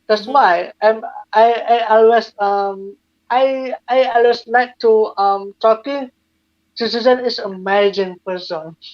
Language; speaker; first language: English; non-native, learner; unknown